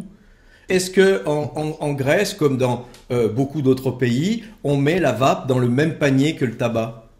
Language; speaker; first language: French; native; French